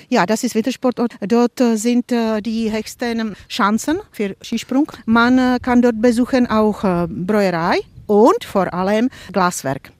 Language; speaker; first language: German; non-native, fluent; Czech